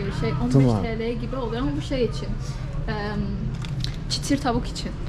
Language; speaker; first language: Turkish; non-native, fluent; Persian